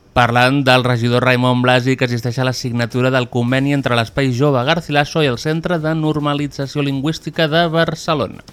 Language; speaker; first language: Catalan; native; Catalan